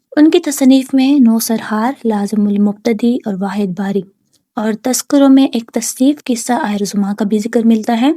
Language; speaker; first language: Urdu; native; Urdu